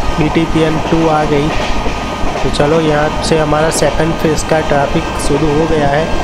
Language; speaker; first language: Hindi; non-native, local second language; Gujarati